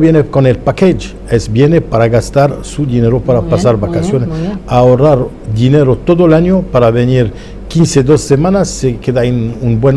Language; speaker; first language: Spanish; non-native, fluent; Arabic